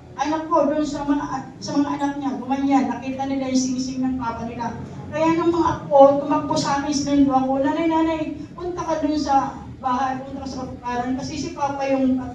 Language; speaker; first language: Filipino; native; Filipino